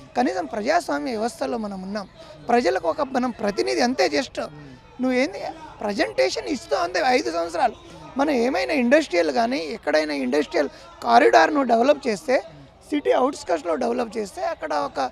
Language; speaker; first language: Telugu; non-native, local second language; Lambadi